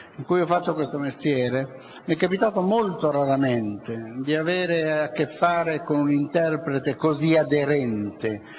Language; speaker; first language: Italian; native; Italian